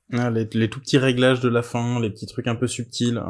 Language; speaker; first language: French; native; French